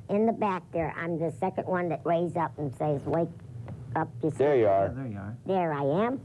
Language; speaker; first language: English; native; English